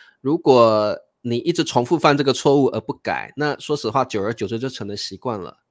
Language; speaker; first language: Chinese; native; Chinese